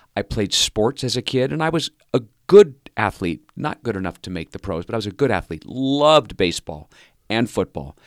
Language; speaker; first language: English; native; English